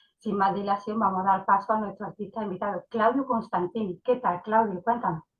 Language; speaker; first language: Spanish; native; Spanish